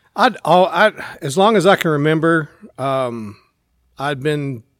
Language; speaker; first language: English; native; English